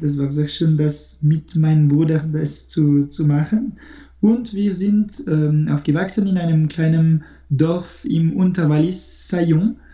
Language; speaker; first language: German; non-native, local second language; French